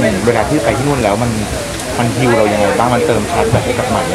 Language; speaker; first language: Thai; native; Thai